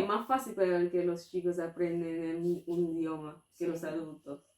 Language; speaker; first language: Spanish; non-native, fluent; English